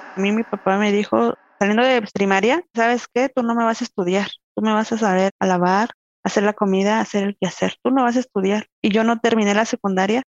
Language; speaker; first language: Spanish; native; Spanish